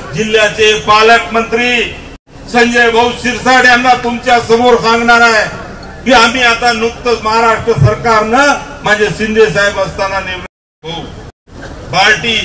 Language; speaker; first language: Marathi; non-native, local second language; Lambadi